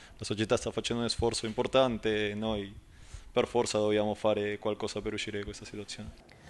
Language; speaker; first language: Italian; non-native, fluent; Spanish